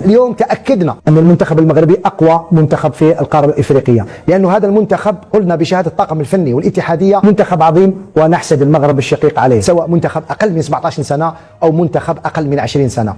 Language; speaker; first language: Arabic; native; Arabic